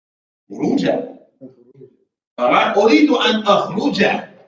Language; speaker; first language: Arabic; non-native, fluent; English